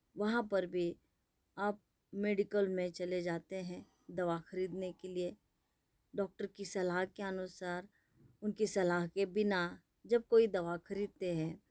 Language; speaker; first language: Hindi; non-native, local second language; Marathi